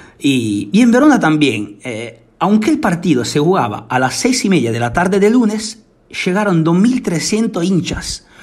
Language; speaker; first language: Spanish; non-native, fluent; Italian